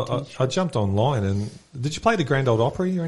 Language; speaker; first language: English; native; English